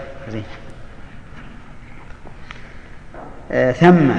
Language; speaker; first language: Arabic; native; Arabic